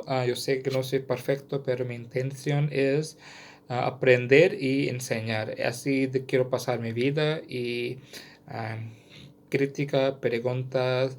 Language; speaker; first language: Spanish; non-native, learner; Sindhi